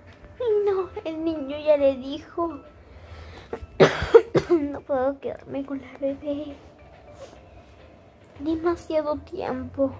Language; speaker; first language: Spanish; native; Spanish